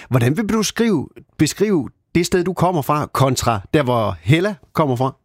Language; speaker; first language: Danish; native; Danish